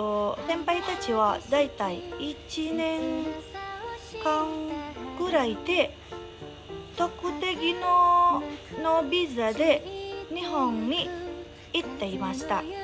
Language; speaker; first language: Japanese; non-native, learner; Indonesian